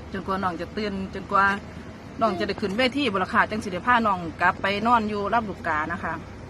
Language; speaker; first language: Thai; native; Thai